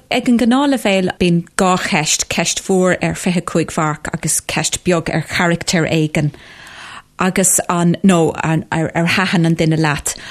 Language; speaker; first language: Irish; non-native, local second language; English